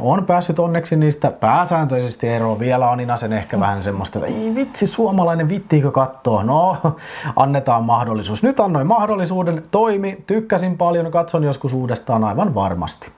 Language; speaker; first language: Finnish; native; Finnish